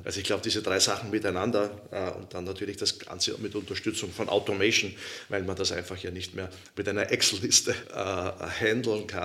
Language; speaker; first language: German; native; German